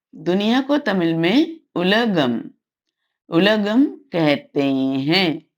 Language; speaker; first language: Hindi; non-native, local second language; Tamil